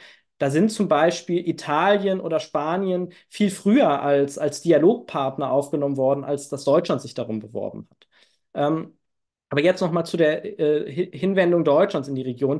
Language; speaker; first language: German; native; German